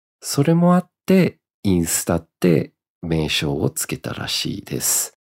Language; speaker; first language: Japanese; early bilingual, heritage; Japanese